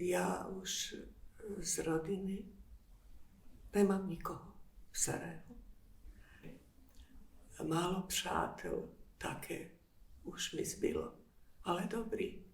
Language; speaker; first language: Czech; non-native, fluent; Bosnian